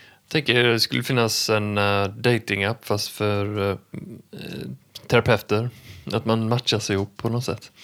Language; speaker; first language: Swedish; native; Swedish